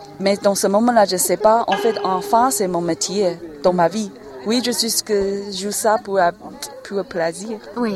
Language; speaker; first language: French; non-native, learner; Chinese